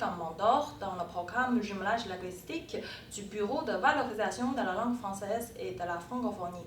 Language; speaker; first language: French; non-native, fluent; Chinese